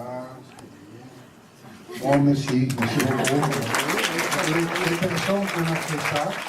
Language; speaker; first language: French; non-native, learner; Spanish